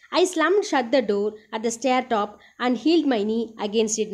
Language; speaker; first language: English; non-native, local second language; Tamil